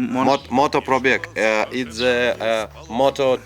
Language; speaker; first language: English; non-native, learner; Russian